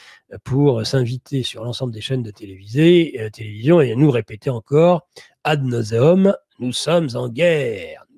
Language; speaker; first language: French; native; French